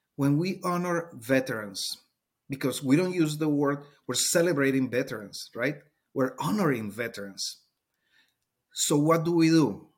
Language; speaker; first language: English; non-native, fluent; Spanish